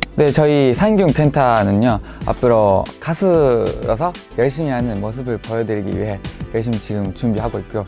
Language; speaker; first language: Korean; non-native, fluent; Japanese